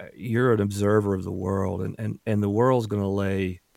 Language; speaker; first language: English; native; English